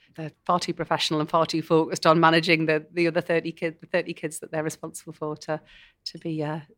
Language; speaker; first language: English; native; English